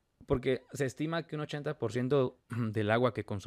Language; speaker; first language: Spanish; native; Spanish